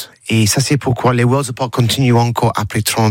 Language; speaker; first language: French; non-native, learner; English